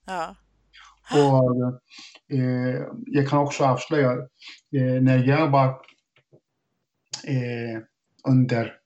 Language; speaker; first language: Swedish; non-native, fluent; Icelandic